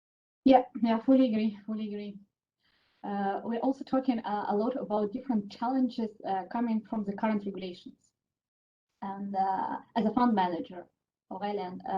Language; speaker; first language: English; non-native, fluent; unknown